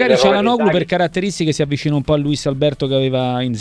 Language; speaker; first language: Italian; native; Italian